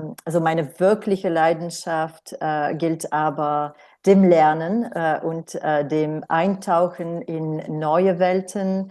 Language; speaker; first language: German; non-native, fluent; Romanian